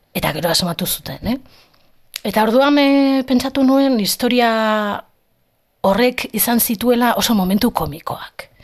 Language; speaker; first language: Basque; non-native, local second language; Spanish